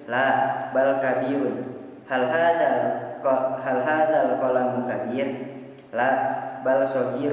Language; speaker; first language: Arabic; non-native, learner; Indonesian